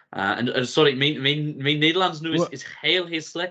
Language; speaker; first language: Dutch; non-native, learner; English